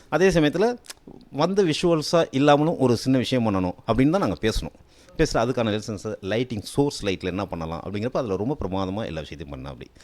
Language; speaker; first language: Tamil; native; Tamil